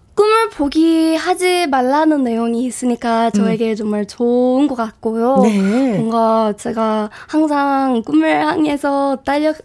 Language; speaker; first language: Korean; non-native, fluent; English